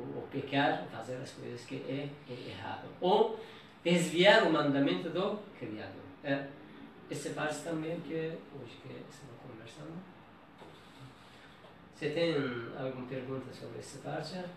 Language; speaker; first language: Portuguese; non-native, learner; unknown